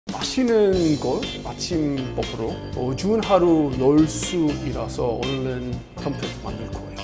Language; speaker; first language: Korean; non-native, learner; English